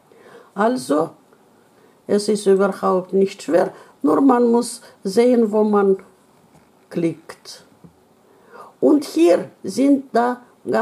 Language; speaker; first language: German; non-native, learner; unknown